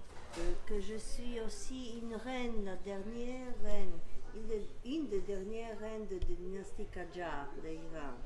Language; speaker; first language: French; non-native, fluent; Serbian